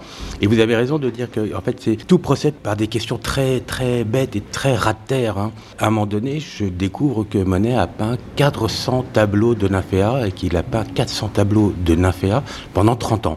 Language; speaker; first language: French; native; French